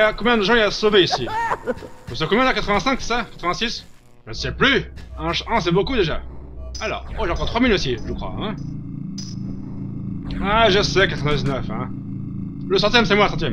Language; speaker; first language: French; native; French